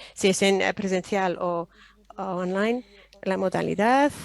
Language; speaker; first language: Spanish; non-native, fluent; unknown